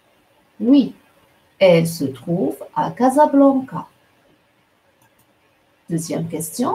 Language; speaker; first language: French; non-native, local second language; Arabic